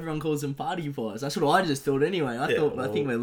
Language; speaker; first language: English; native; English